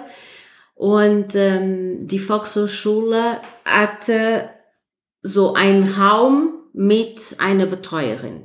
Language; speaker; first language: German; non-native, fluent; Portuguese